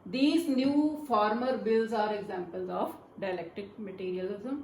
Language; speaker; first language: English; non-native, local second language; Punjabi